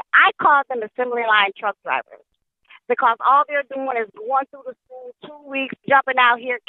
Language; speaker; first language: English; native; English